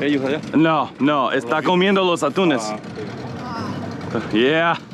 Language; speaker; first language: Spanish; non-native, learner; English